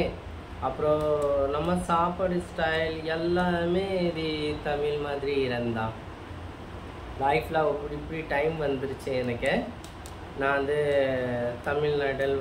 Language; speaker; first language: Tamil; non-native, fluent; Hindi